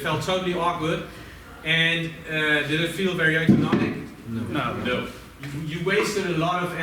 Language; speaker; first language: English; non-native, fluent; German